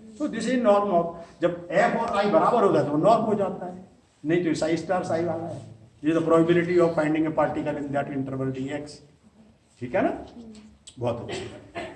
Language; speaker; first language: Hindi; native; Hindi